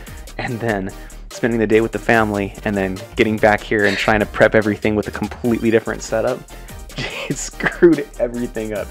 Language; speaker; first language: English; native; English